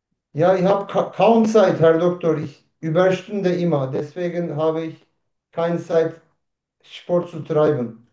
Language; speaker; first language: German; non-native, learner; Turkish